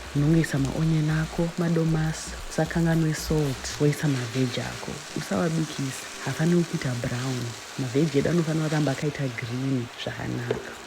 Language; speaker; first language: Shona; early bilingual, heritage; Shona